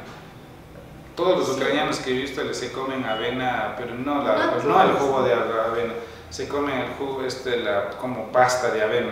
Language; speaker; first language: Spanish; native; Spanish